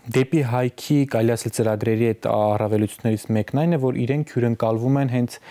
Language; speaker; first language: Armenian; native; Armenian